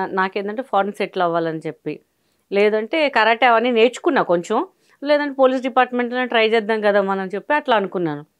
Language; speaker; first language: Telugu; non-native, local second language; Hindi